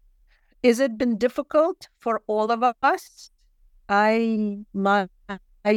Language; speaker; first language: English; non-native, fluent; Russian